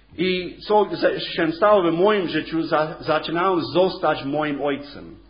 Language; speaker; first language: Polish; non-native, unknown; English